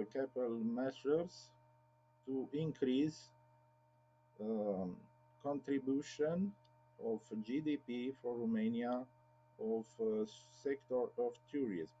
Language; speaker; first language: English; non-native, learner; Romanian